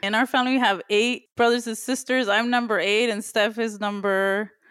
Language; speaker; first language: English; early bilingual, other home language; Spanish